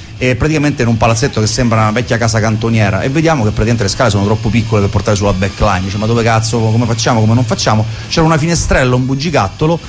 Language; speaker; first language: Italian; native; Italian